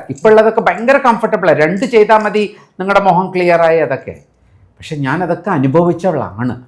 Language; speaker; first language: Malayalam; early bilingual, heritage; Malayalam